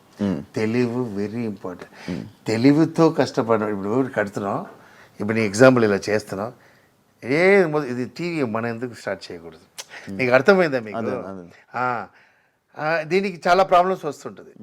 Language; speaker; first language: Telugu; non-native, local second language; Tamil